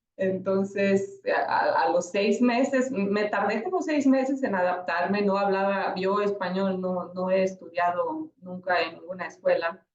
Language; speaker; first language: Spanish; non-native, fluent; Romanian